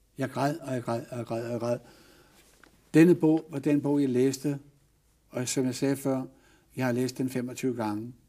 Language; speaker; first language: Danish; native; Danish